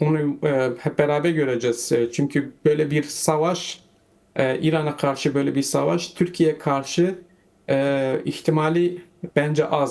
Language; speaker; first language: Turkish; non-native, fluent; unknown